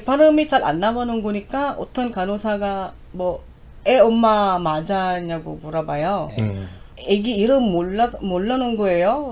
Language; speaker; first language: Korean; non-native, learner; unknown